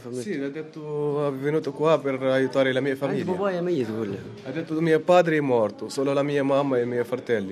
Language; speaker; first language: Italian; non-native, learner; Arabic